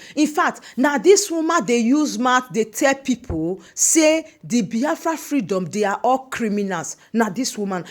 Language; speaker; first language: Nigerian Pidgin; non-native, local second language; Igbo